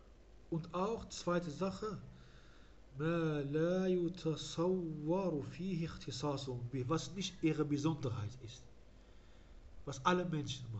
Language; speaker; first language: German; non-native, fluent; Arabic